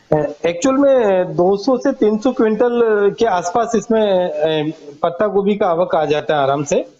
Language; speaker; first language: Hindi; non-native, local second language; Gujarati